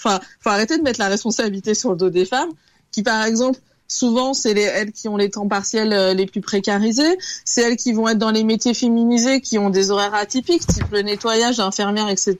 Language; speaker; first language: French; native; French